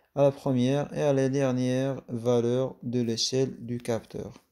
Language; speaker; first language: French; non-native, local second language; Arabic